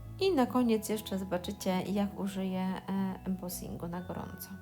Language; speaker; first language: Polish; native; Polish